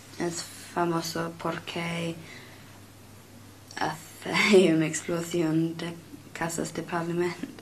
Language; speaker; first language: Spanish; non-native, learner; English